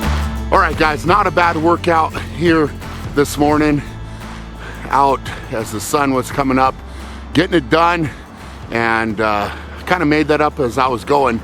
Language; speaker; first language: English; native; English